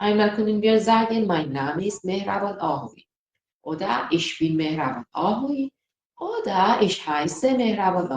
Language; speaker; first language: German; non-native, fluent; Persian